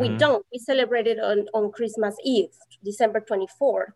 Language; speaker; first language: English; non-native, fluent; Spanish